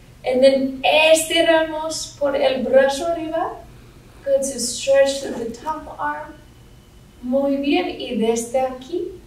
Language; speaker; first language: Spanish; non-native, learner; English